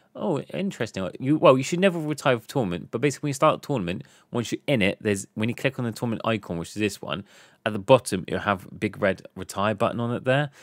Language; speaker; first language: English; native; English